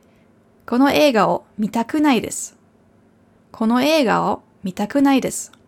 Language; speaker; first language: Japanese; non-native, fluent; German